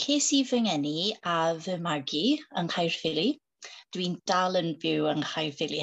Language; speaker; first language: Welsh; non-native, learner; English